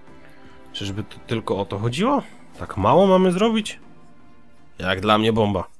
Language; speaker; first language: Polish; native; Polish